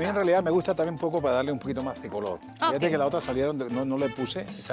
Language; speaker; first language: Spanish; native; Spanish